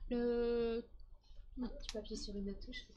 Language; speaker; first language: French; native; French